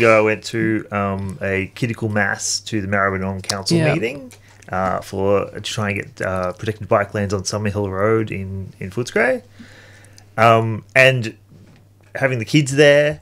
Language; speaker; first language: English; native; English